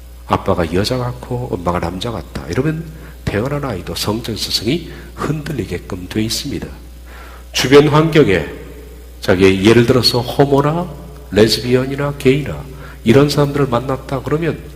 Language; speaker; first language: Korean; native; Korean